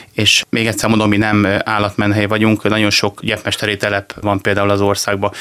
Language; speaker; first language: Hungarian; native; Hungarian